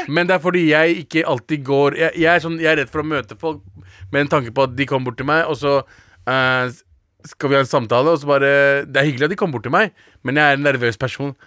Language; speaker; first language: Norwegian; early bilingual, other home language; Urdu